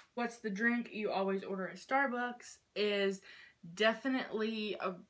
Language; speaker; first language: English; native; English